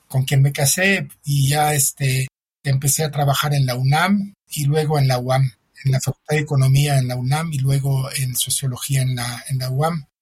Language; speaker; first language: Spanish; non-native, fluent; French